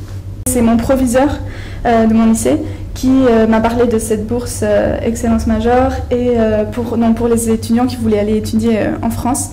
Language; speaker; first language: French; non-native, fluent; Spanish